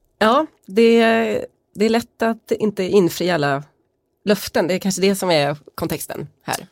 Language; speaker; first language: Swedish; native; Swedish